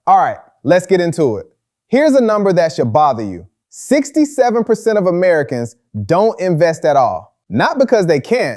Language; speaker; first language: English; native; English